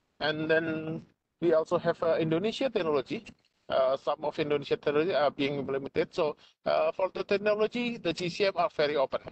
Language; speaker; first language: English; non-native, fluent; Indonesian